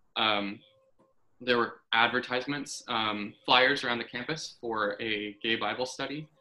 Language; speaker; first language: English; native; English